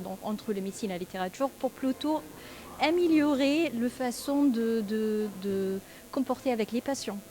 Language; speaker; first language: French; non-native, fluent; Arabic